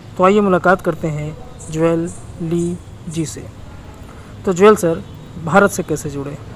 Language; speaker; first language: Hindi; native; Hindi